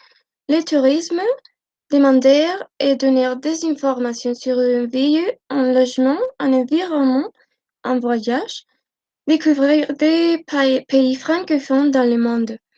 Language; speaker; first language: French; non-native, learner; Spanish